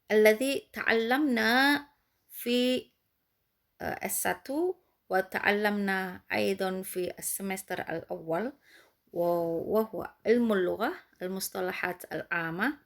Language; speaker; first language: Arabic; non-native, fluent; Indonesian